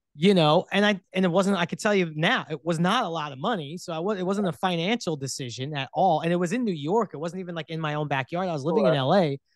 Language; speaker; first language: English; native; English